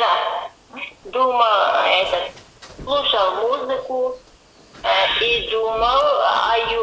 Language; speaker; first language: Russian; non-native, learner; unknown